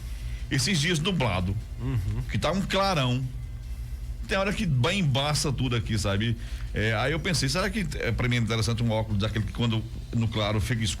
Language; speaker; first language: Portuguese; native; Portuguese